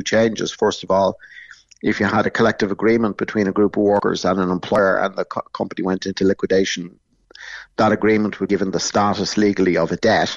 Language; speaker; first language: English; native; English